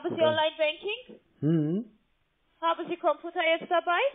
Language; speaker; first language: German; non-native, learner; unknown